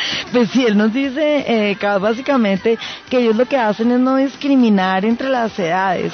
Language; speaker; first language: Spanish; native; Spanish